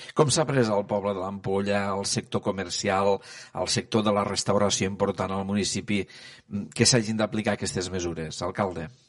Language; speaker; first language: Catalan; native; Catalan